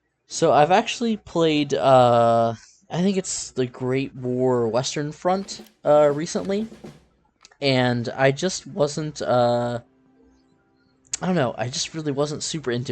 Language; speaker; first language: English; native; English